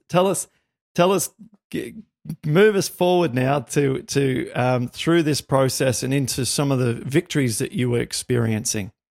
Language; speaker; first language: English; native; English